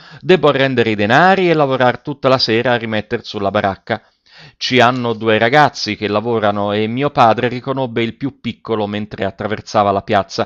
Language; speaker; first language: Italian; native; Italian